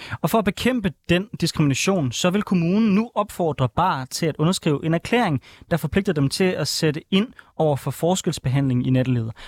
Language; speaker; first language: Danish; native; Danish